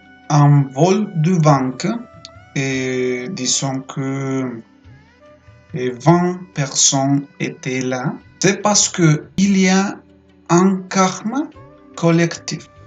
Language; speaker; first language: French; non-native, fluent; Spanish